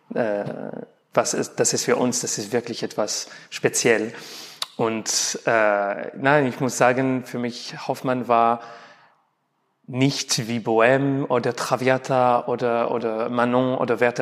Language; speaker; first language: German; non-native, learner; French